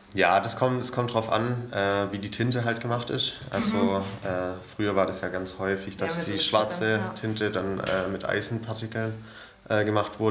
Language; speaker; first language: German; native; German